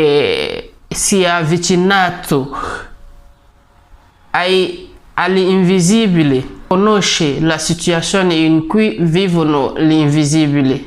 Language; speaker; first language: Italian; non-native, fluent; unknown